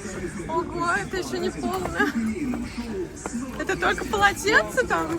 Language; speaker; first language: Russian; native; Russian